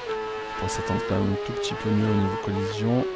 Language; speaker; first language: French; native; French